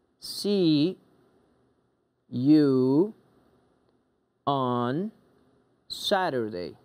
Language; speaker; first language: English; non-native, fluent; Spanish